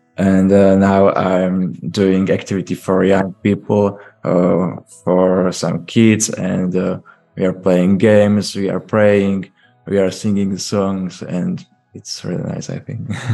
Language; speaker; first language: English; non-native, learner; Slovak